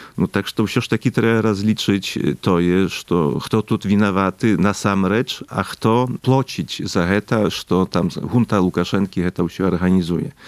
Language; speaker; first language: Belarusian; early bilingual, heritage; Belarusian